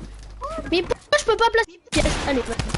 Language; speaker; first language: French; native; French